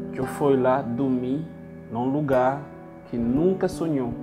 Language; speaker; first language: Portuguese; non-native, fluent; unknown